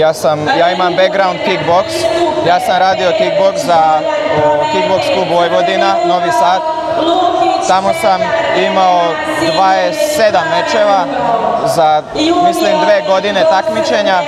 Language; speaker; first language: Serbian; non-native, local second language; Slovak